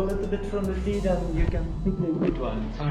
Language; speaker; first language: English; non-native, fluent; Dutch